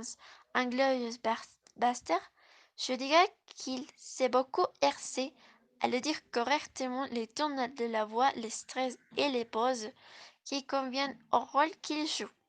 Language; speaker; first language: French; non-native, learner; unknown